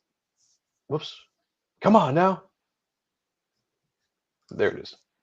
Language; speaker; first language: English; native; English